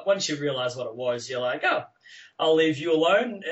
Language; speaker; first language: English; native; English